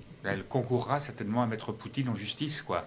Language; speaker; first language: French; native; French